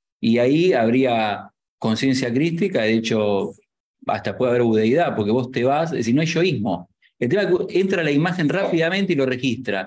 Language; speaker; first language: Spanish; native; Spanish